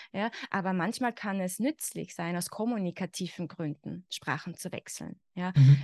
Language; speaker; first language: German; native; German